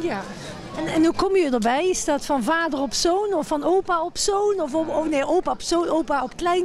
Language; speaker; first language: Dutch; native; Dutch